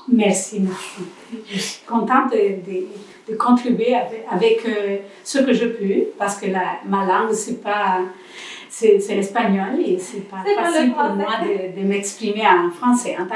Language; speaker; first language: French; non-native, learner; Spanish